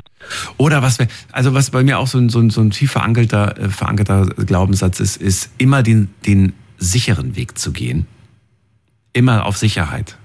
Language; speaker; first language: German; native; German